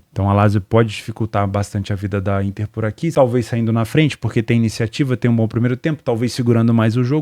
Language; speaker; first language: Portuguese; native; Portuguese